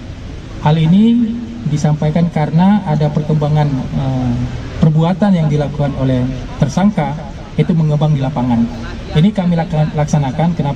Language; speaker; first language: Indonesian; native; Indonesian